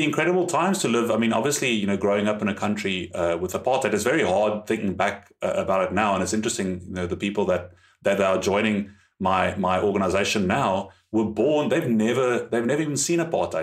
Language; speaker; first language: English; non-native, local second language; German